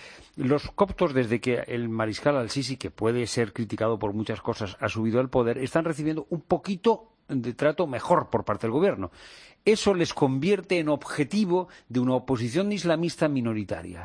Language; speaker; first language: Spanish; native; Spanish